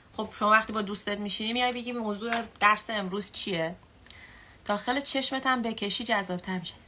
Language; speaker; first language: Persian; native; Persian